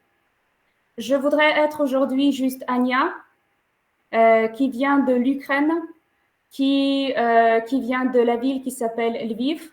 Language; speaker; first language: French; non-native, fluent; Ukrainian